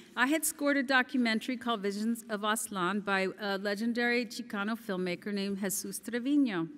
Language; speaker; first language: English; early bilingual, other home language; Spanish